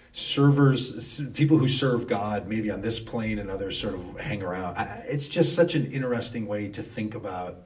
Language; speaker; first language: English; native; English